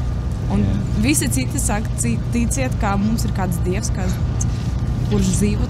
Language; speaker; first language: Latvian; non-native, local second language; Russian